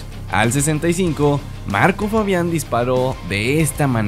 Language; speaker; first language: Spanish; native; Spanish